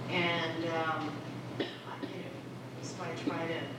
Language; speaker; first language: English; non-native, local second language; Filipino